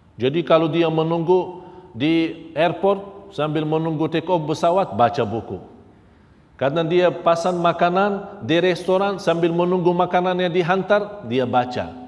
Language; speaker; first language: Malay; non-native, fluent; Arabic